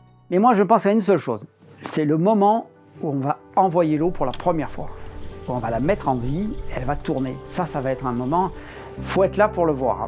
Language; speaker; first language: French; native; French